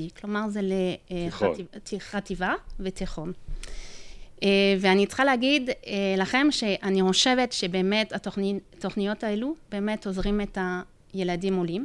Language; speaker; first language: Hebrew; non-native, fluent; French